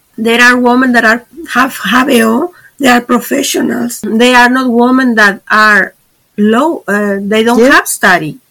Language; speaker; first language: English; non-native, fluent; Spanish